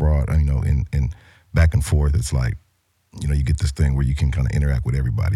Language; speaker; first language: English; native; English